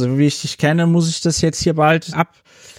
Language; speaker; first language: German; native; German